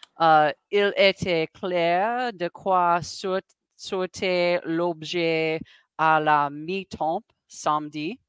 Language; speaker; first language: French; non-native, learner; English